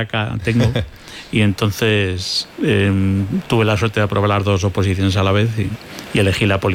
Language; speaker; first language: Spanish; native; Spanish